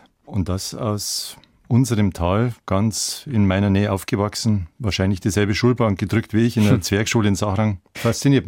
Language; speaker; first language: German; native; German